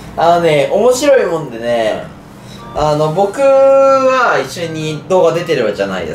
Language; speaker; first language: Japanese; native; Japanese